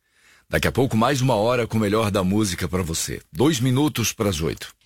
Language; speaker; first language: Portuguese; native; Portuguese